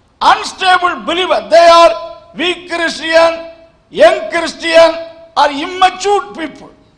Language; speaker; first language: English; non-native, local second language; Tamil